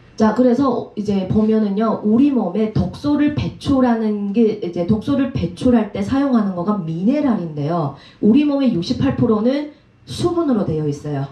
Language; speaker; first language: Korean; native; Korean